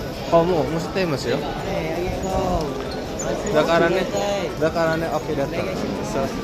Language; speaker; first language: Japanese; non-native, learner; Indonesian